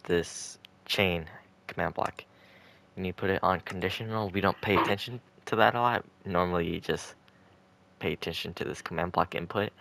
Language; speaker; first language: English; native; English